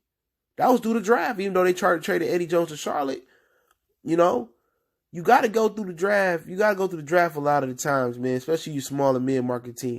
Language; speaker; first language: English; native; English